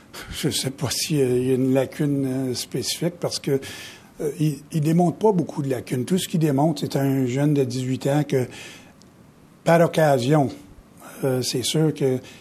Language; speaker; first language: French; native; French